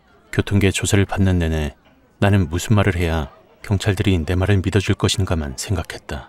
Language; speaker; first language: Korean; native; Korean